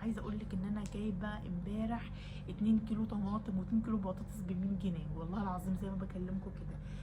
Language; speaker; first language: Arabic; native; Arabic